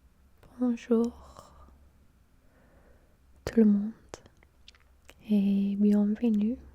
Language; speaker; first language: French; non-native, fluent; English